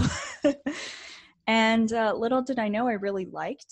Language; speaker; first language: English; native; English